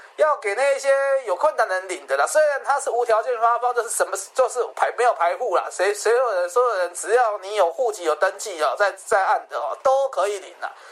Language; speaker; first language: Chinese; native; Chinese